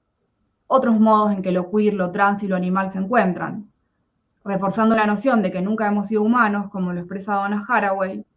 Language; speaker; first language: Spanish; native; Spanish